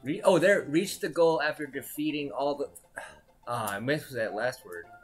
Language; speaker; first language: English; native; English